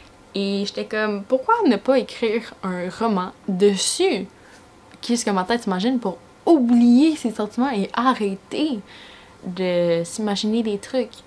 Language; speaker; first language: French; native; French